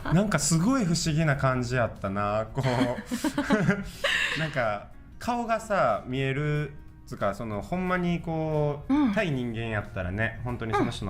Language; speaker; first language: Japanese; native; Japanese